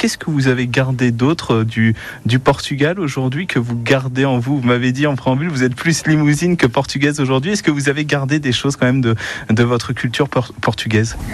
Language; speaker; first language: French; native; French